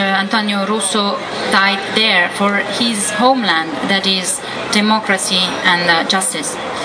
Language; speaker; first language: English; non-native, fluent; Italian